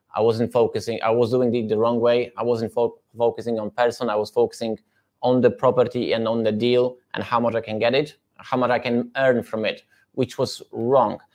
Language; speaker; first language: English; non-native, fluent; Polish